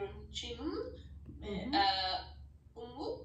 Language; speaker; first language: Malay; non-native, learner; English